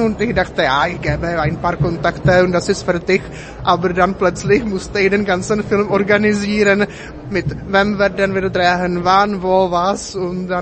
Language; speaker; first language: German; non-native, fluent; Czech